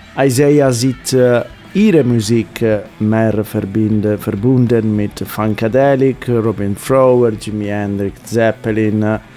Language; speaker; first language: German; non-native, fluent; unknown